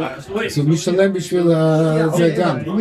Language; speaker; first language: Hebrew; non-native, fluent; English